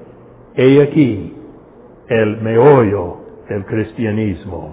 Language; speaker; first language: Spanish; non-native, fluent; English